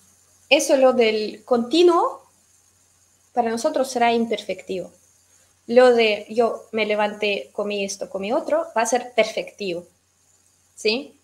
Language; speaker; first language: Spanish; non-native, fluent; Russian